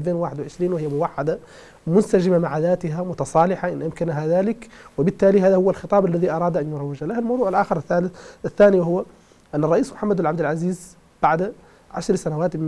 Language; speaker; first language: Arabic; native; Arabic